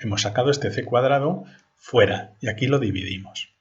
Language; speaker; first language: Spanish; native; Spanish